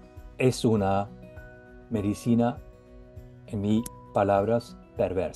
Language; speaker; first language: Spanish; non-native, fluent; Norwegian